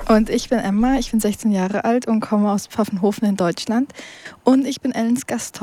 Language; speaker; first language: German; native; German